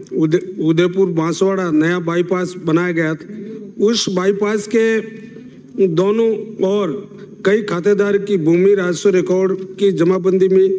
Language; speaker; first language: Hindi; native; Hindi